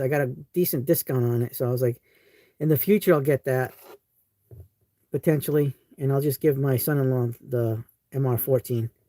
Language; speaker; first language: English; native; English